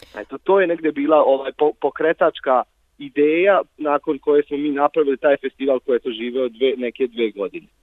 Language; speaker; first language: Serbian; native; Serbian